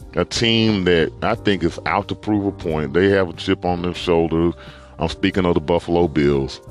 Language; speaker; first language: English; native; English